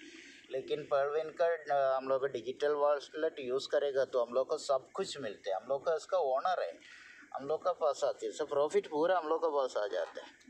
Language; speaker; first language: Hindi; non-native, local second language; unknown